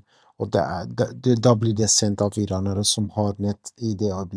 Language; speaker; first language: Norwegian; non-native, fluent; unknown